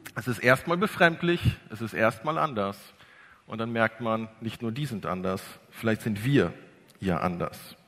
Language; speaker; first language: German; early bilingual, other home language; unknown